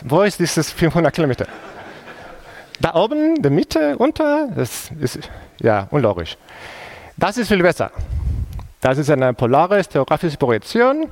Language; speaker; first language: German; non-native, fluent; Spanish